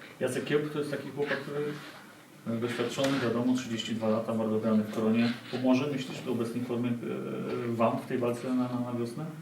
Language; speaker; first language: Polish; native; Polish